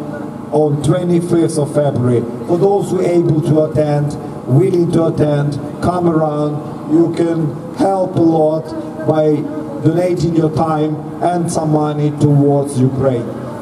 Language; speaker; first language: English; non-native, fluent; Ukrainian